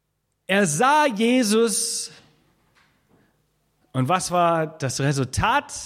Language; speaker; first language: German; non-native, fluent; English